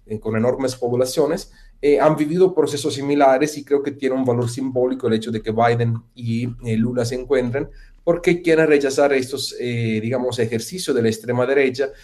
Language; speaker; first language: Spanish; non-native, fluent; Italian